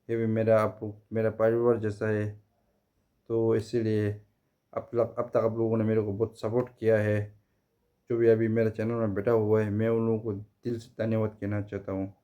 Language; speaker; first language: Hindi; non-native, fluent; Tibetan